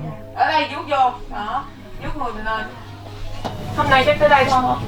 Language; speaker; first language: Vietnamese; native; Vietnamese